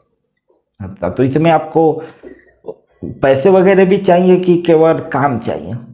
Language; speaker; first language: Hindi; native; Hindi